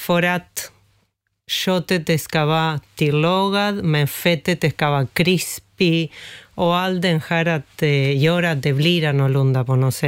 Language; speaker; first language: Swedish; non-native, fluent; Spanish